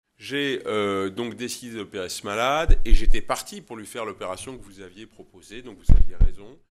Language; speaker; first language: French; native; French